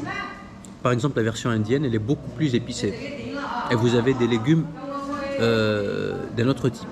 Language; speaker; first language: French; native; French